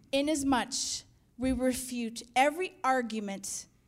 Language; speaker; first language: English; native; English